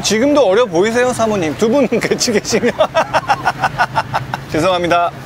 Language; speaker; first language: Korean; native; Korean